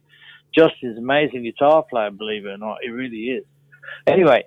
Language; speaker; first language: English; native; English